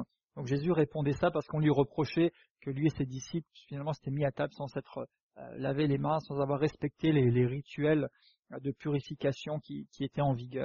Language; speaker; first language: French; native; French